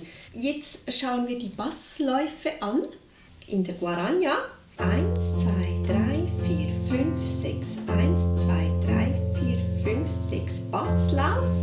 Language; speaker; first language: German; native; German